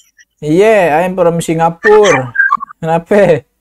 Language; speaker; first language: English; non-native, learner; Indonesian